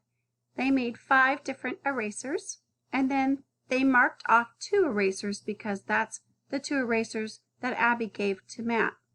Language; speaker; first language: English; native; English